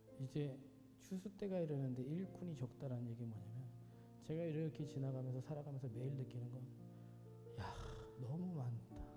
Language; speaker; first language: Korean; native; Korean